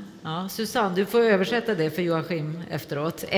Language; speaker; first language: Swedish; native; Swedish